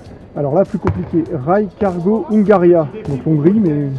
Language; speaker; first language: French; native; French